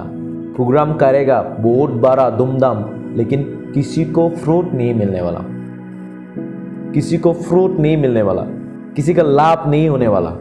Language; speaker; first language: Hindi; non-native, local second language; Kok Borok